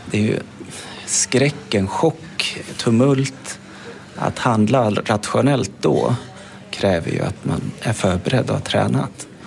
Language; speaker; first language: Swedish; native; Swedish